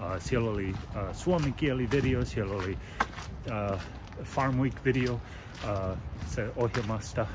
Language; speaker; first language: Finnish; non-native, learner; English